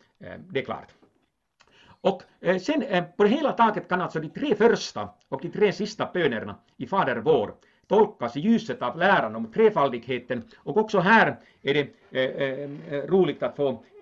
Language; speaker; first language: Swedish; non-native, local second language; Finnish